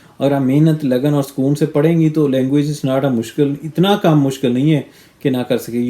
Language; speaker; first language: Urdu; non-native, local second language; Punjabi